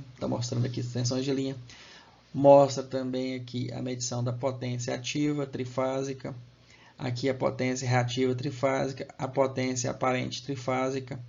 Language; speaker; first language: Portuguese; native; Portuguese